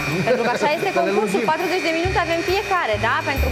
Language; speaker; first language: Romanian; native; Romanian